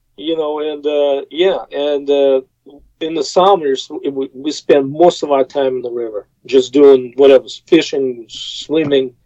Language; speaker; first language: English; non-native, fluent; Russian